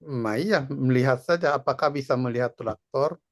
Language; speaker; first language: Indonesian; non-native, fluent; Japanese